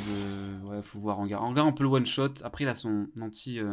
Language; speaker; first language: French; native; French